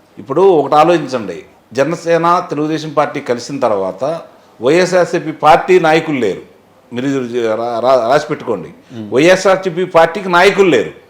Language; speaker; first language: Telugu; native; Telugu